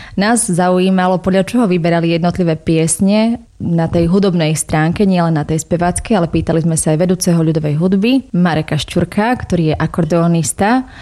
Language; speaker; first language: Slovak; native; Slovak